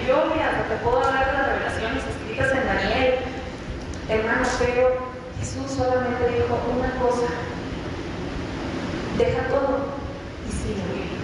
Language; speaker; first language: Spanish; native; Spanish